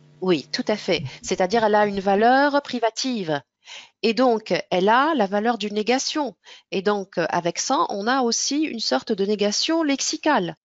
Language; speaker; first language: French; non-native, local second language; Arabic